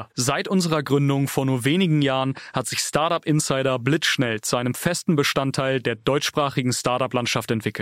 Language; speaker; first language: German; native; German